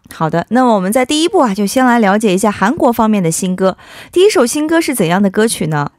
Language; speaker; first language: Chinese; native; Chinese